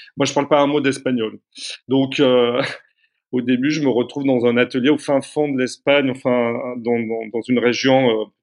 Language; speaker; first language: French; native; French